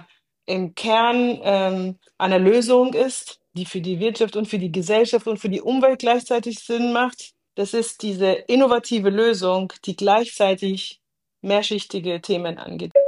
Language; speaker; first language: German; non-native, fluent; Arabic